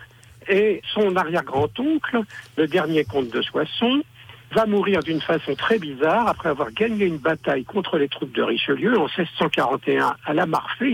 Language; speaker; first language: French; native; French